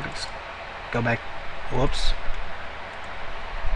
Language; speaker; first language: English; native; English